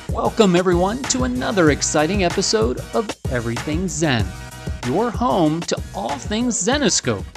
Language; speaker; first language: English; native; English